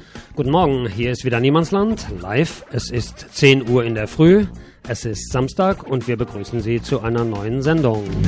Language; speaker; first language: German; native; German